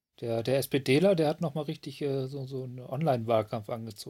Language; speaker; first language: German; native; German